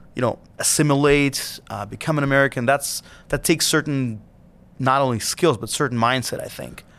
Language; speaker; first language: English; non-native, fluent; Russian